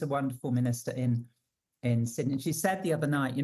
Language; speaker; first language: English; native; English